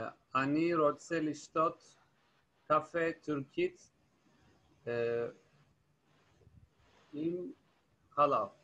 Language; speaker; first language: Hebrew; non-native, learner; Turkish